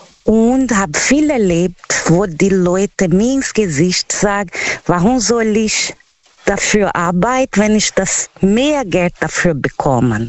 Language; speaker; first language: German; non-native, learner; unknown